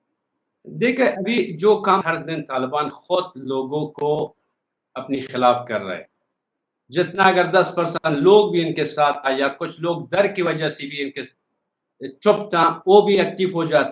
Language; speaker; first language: Hindi; non-native, learner; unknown